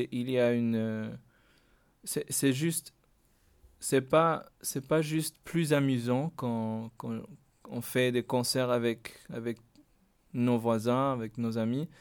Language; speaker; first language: French; non-native, fluent; Spanish